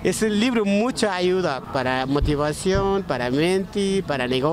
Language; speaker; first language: Spanish; non-native, learner; Bangla